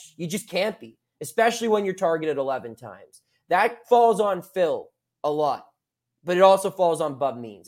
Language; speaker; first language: English; native; English